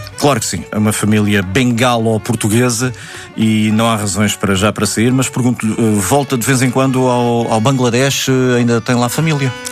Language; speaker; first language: Portuguese; native; Portuguese